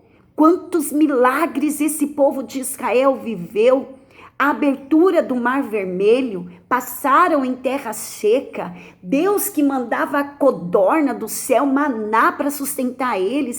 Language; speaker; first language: Portuguese; native; Portuguese